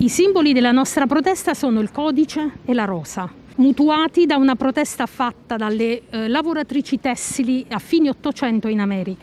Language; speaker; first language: Italian; native; Italian